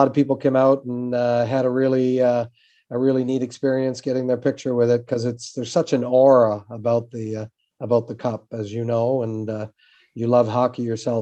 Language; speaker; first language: English; native; English